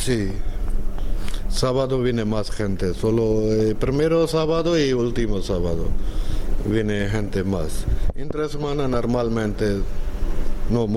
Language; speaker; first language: Spanish; non-native, learner; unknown